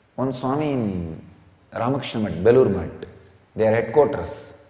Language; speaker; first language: English; non-native, local second language; Tamil